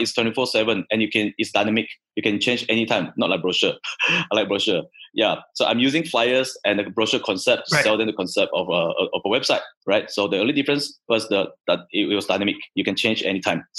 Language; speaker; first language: English; non-native, local second language; Chinese